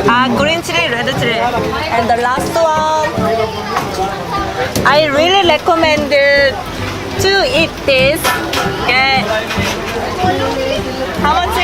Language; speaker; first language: English; non-native, learner; Korean